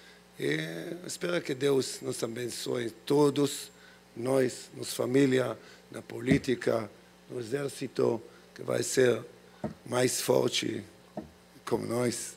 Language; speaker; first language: Portuguese; non-native, learner; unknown